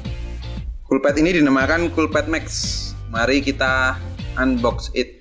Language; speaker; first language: Indonesian; native; Indonesian